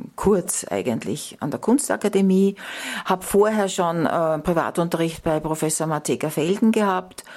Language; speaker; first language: German; native; German